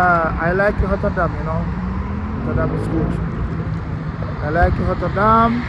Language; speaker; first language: English; non-native, learner; Portuguese